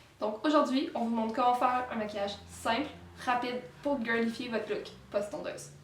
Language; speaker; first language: French; native; French